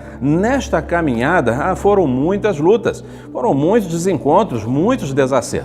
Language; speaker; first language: Portuguese; native; Portuguese